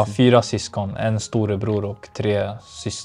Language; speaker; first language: Swedish; early bilingual, other home language; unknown